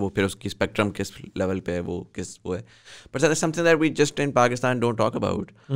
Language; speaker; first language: English; non-native, local second language; Urdu